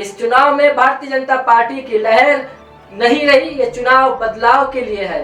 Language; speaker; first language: Hindi; native; Hindi